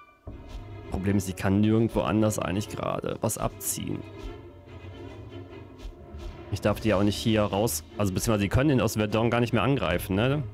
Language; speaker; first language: German; native; German